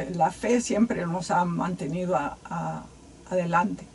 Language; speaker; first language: Spanish; native; Spanish